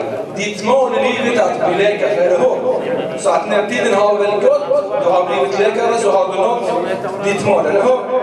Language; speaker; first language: Swedish; early bilingual, other home language; Arabic